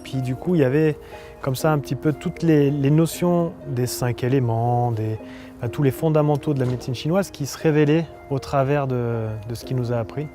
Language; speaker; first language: French; native; French